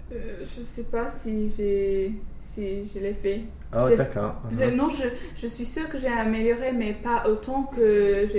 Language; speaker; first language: French; non-native, learner; English